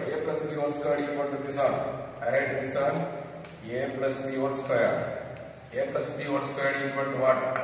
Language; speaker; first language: English; non-native, local second language; Tamil